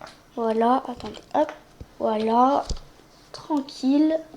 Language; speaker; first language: French; native; French